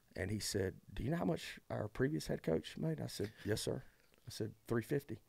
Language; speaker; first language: English; native; English